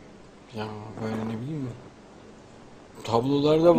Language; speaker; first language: Turkish; native; Turkish